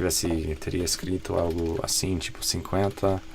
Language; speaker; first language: Portuguese; non-native, fluent; English